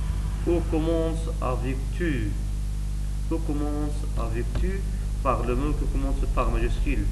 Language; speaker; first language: French; non-native, learner; Arabic